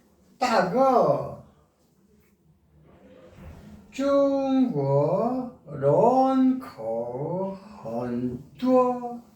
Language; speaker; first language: Chinese; non-native, learner; Korean